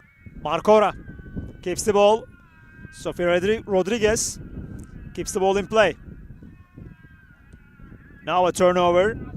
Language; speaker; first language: English; non-native, fluent; Turkish